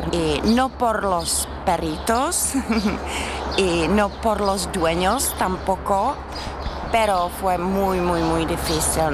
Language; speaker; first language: Spanish; non-native, learner; Czech